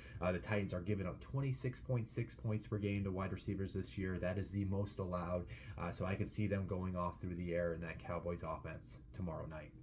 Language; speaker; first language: English; native; English